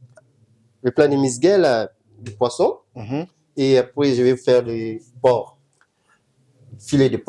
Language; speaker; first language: French; non-native, local second language; Lingala